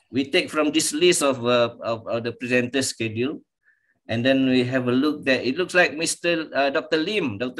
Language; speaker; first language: English; non-native, local second language; Malay